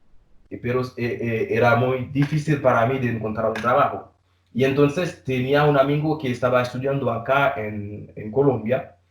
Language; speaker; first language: Spanish; non-native, learner; Haitian Creole